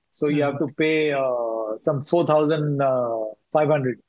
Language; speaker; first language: English; non-native, local second language; Malayalam